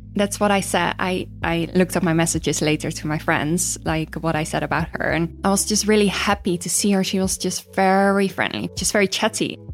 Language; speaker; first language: English; non-native, fluent; Dutch